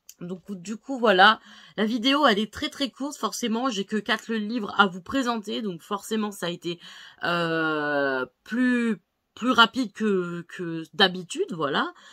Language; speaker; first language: French; native; French